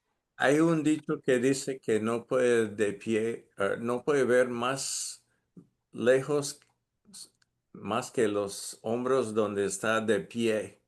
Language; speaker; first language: Spanish; non-native, fluent; English